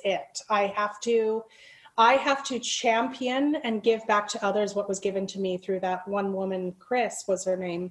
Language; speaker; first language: English; native; English